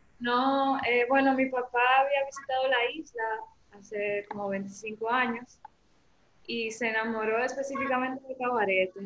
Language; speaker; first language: Spanish; early bilingual, other home language; French